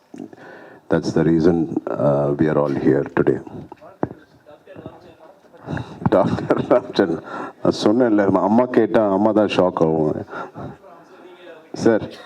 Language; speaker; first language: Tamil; non-native, local second language; Telugu